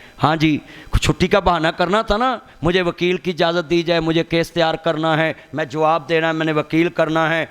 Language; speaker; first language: Urdu; non-native, local second language; Punjabi